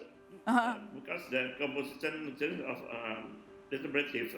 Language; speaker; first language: English; non-native, learner; Indonesian